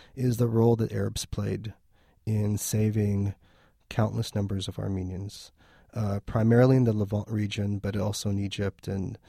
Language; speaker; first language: English; early bilingual, other home language; Armenian